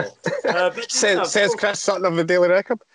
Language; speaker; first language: English; native; English